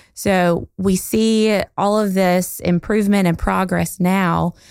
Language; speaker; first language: English; native; English